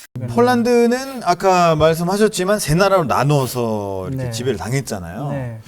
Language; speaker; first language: Korean; non-native, fluent; Spanish